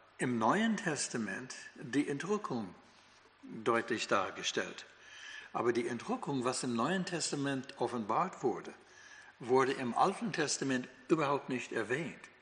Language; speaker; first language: German; non-native, fluent; English